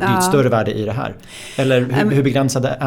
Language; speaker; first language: Swedish; native; Swedish